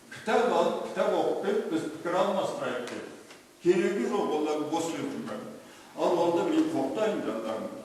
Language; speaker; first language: Kazakh; native; Kazakh